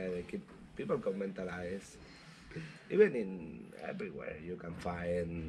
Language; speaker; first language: English; non-native, learner; Spanish